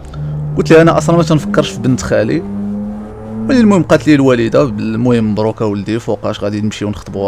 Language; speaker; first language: Arabic; native; Arabic